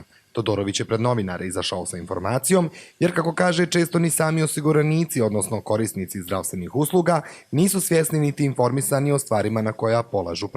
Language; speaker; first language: Bosnian; native; Bosnian